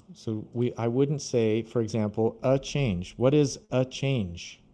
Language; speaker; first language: English; non-native, fluent; Portuguese